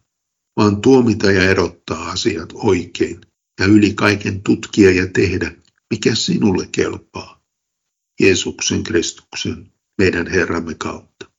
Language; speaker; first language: Finnish; native; Finnish